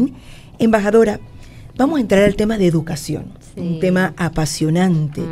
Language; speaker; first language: Spanish; native; Spanish